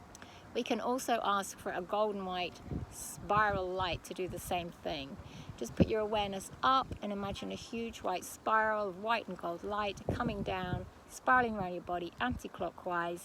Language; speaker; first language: English; native; English